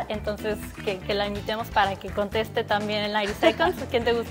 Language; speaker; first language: Spanish; native; Spanish